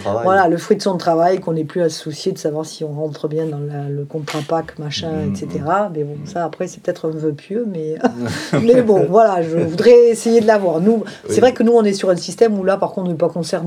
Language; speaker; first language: French; native; French